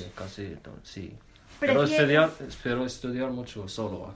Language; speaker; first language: Spanish; non-native, learner; Arabic